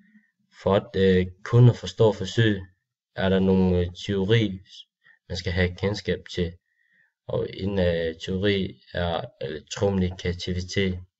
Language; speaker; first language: Danish; non-native, learner; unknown